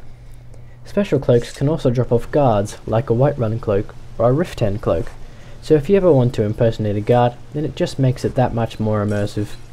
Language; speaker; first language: English; native; English